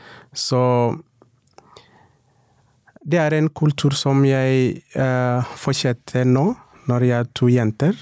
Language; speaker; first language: Norwegian; non-native, local second language; Swahili